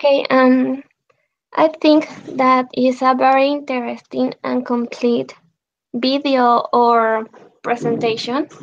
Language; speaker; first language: English; non-native, learner; Spanish